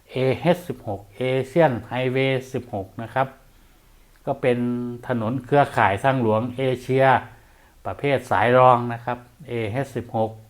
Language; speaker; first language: Thai; non-native, local second language; Northeastern Thai